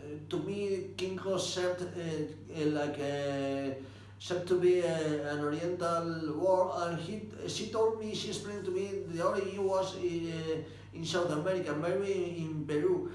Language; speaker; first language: English; non-native, fluent; Spanish